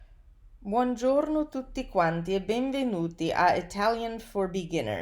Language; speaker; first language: Italian; non-native, fluent; English